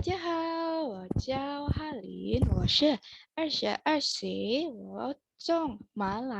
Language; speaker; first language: Chinese; non-native, learner; Indonesian